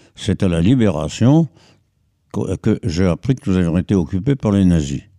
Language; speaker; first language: French; native; French